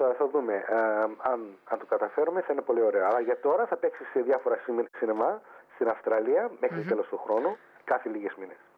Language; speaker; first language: Greek; early bilingual, heritage; Greek